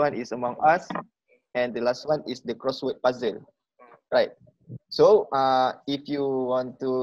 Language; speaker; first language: English; non-native, local second language; Malay